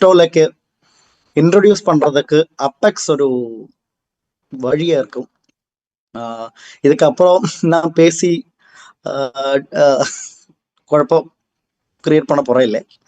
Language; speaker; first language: Tamil; non-native, learner; Malayalam